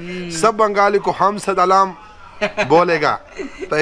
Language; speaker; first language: Hindi; non-native, learner; Pashto